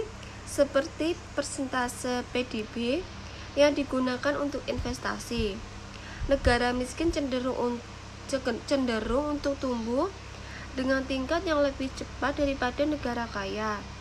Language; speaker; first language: Indonesian; native; Indonesian